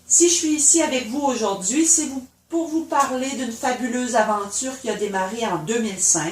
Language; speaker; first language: French; native; French